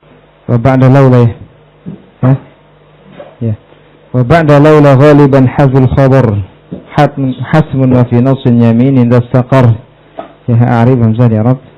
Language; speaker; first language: Arabic; non-native, fluent; Indonesian